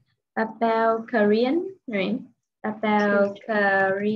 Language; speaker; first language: English; non-native, fluent; Vietnamese